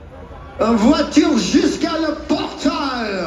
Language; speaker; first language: French; non-native, learner; English